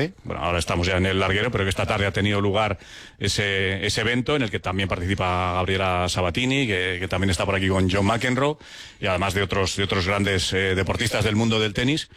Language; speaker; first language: Spanish; native; Spanish